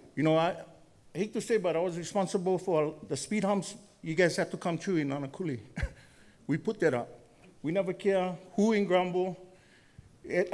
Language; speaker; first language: English; native; English